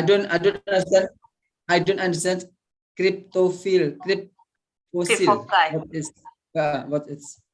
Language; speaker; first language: English; non-native, learner; Indonesian